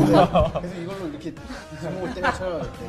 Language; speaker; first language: Chinese; non-native, learner; Korean